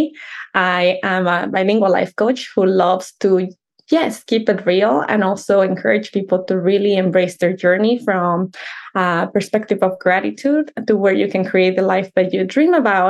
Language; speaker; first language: English; non-native, fluent; Spanish